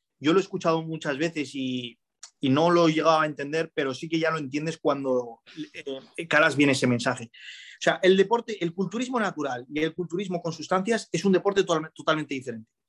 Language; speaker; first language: Spanish; early bilingual, other home language; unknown